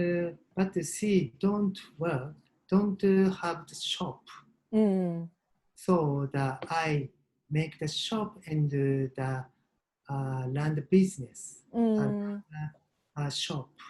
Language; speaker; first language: English; non-native, learner; Japanese